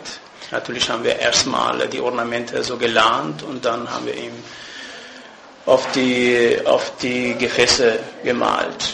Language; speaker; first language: German; non-native, fluent; Persian